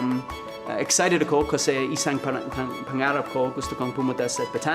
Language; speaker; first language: Filipino; non-native, learner; English